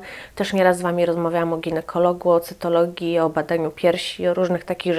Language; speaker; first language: Polish; native; Polish